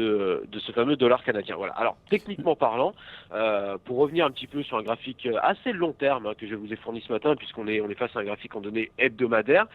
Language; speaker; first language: French; native; French